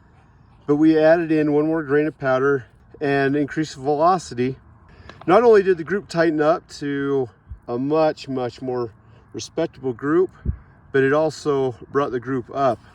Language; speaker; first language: English; native; English